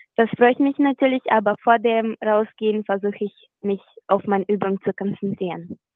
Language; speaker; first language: German; non-native, fluent; Russian